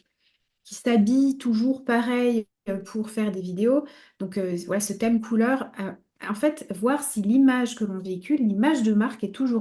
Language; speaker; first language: French; native; French